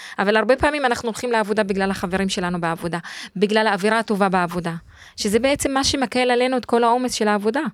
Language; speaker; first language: Hebrew; non-native, local second language; Arabic